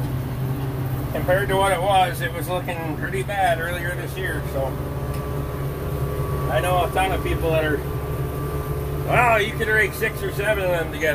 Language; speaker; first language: English; native; English